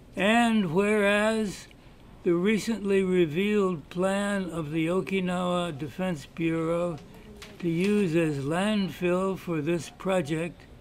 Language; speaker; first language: English; native; English